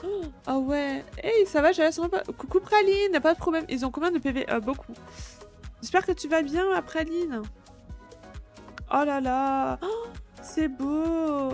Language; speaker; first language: French; native; French